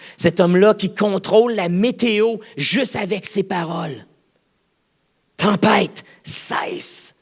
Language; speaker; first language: French; native; French